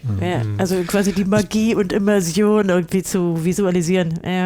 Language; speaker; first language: German; native; German